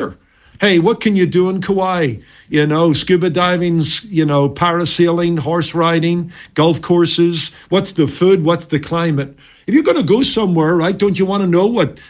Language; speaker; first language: English; native; English